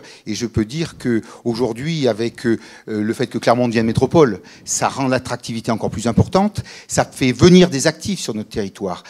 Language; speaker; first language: French; native; French